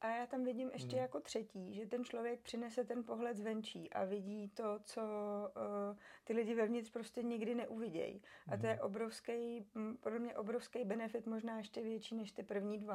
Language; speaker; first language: Czech; native; Czech